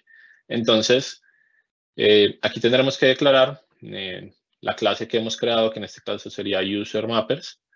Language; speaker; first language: Spanish; native; Spanish